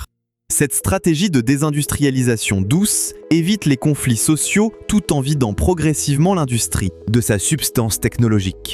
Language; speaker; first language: French; native; French